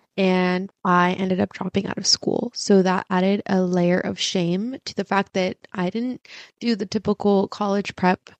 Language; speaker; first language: English; early bilingual, other home language; Spanish